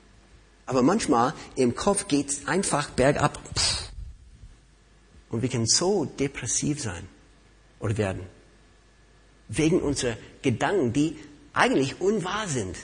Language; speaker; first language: German; non-native, fluent; English